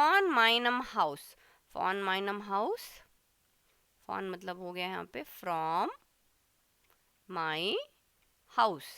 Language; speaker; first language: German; non-native, fluent; Hindi